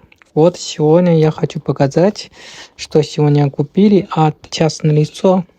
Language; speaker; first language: Russian; non-native, learner; Chinese